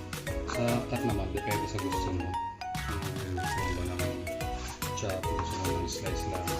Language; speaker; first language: Filipino; native; Filipino